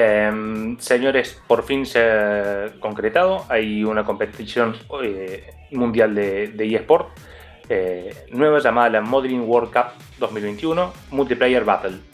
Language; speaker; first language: Spanish; native; Spanish